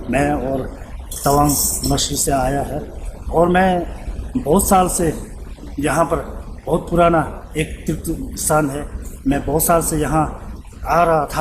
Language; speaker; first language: Hindi; non-native, local second language; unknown